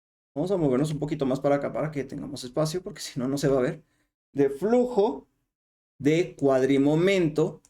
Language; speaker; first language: Spanish; native; Spanish